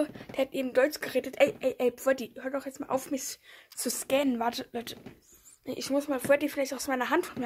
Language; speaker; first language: German; native; German